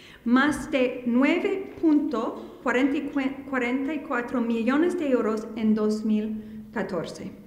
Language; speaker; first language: Spanish; non-native, fluent; English